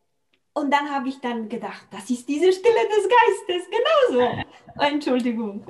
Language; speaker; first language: German; non-native, fluent; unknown